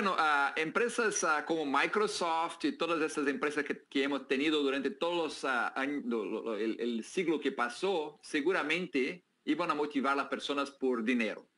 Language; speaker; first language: Spanish; non-native, fluent; Portuguese